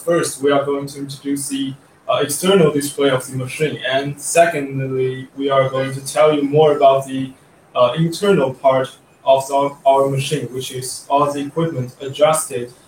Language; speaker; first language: English; non-native, learner; Chinese